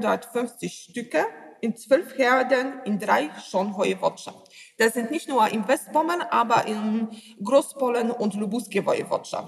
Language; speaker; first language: German; non-native, learner; Polish